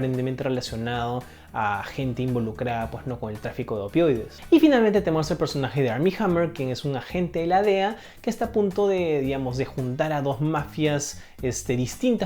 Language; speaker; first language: Spanish; native; Spanish